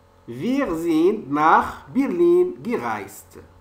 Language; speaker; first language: German; non-native, fluent; French